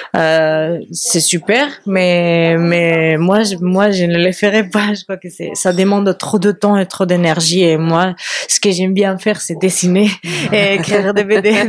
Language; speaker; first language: French; non-native, fluent; Spanish